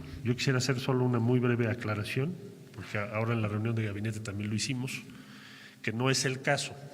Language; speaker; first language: Spanish; native; Spanish